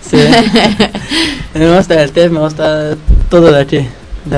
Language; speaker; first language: Spanish; non-native, learner; Arabic